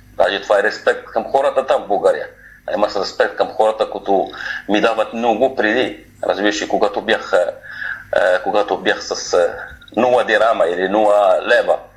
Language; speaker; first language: Bulgarian; non-native, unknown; Arabic